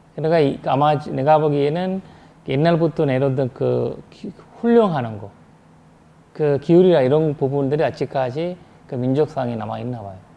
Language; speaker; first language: Korean; non-native, fluent; Sinhala